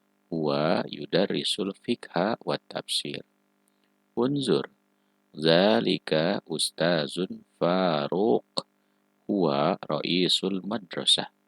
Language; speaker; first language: Arabic; non-native, fluent; Indonesian